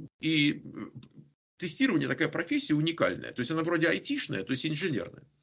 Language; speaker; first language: Russian; native; Russian